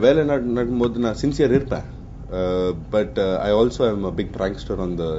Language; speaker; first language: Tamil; non-native, learner; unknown